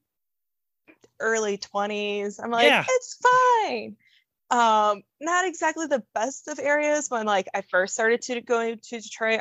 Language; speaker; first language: English; native; English